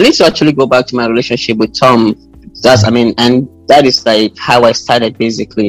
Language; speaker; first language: English; non-native, local second language; Hausa